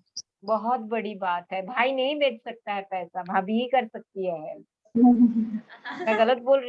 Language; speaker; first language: Hindi; native; Hindi